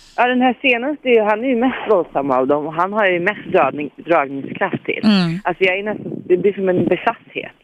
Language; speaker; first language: Swedish; native; Swedish